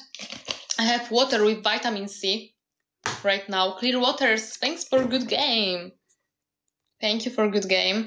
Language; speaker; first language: English; non-native, learner; Polish